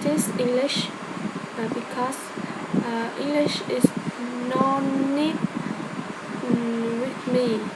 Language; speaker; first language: English; non-native, learner; Vietnamese